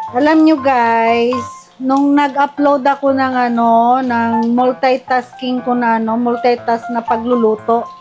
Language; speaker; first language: Filipino; non-native, local second language; Iloko